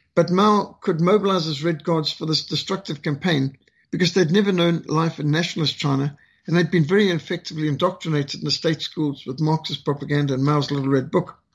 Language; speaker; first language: English; native; English